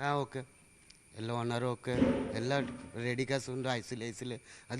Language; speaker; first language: Malayalam; non-native, learner; Bangla